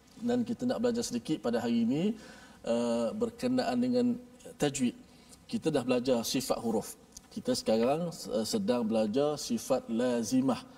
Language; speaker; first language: Malay; native; Malay